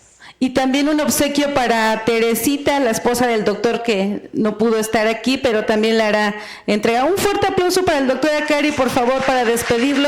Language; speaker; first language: Spanish; native; Spanish